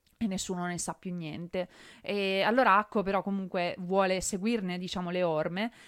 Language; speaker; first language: Italian; native; Italian